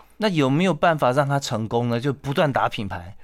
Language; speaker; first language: Chinese; native; Chinese